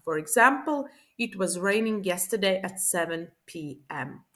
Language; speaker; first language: English; non-native, fluent; Latvian